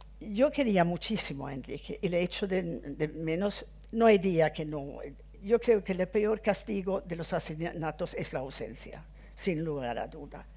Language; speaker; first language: Spanish; non-native, fluent; Swedish